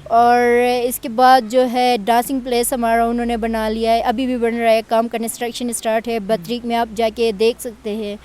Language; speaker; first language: Urdu; non-native, local second language; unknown